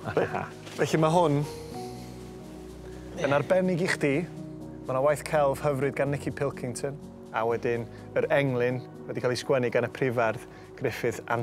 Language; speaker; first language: Welsh; native; Welsh